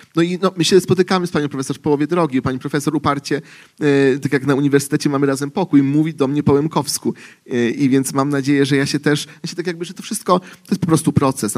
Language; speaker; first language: Polish; native; Polish